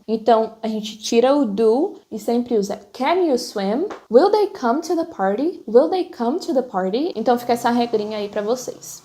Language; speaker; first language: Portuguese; native; Portuguese